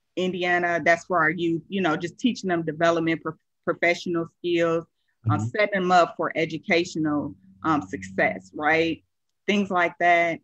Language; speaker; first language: English; native; English